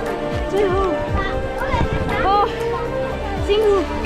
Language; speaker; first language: Chinese; early bilingual, heritage; English